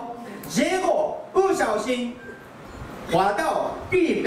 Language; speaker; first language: Chinese; non-native, learner; Japanese